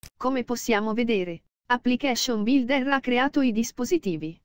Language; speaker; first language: Italian; native; Italian